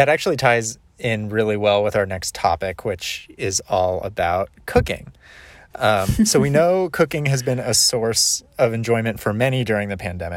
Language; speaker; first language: English; native; English